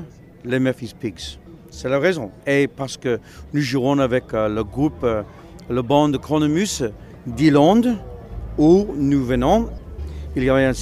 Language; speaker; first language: French; non-native, learner; English